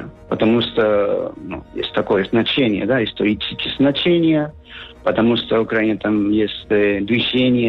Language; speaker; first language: Russian; non-native, fluent; Spanish